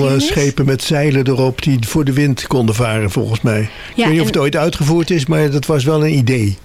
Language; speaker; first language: Dutch; native; Dutch